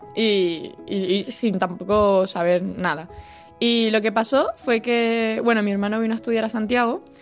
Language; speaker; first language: Spanish; native; Spanish